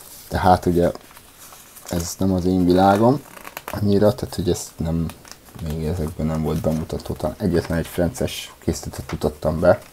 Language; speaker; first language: Hungarian; native; Hungarian